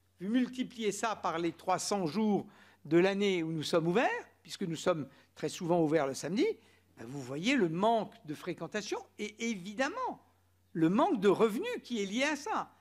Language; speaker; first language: French; native; French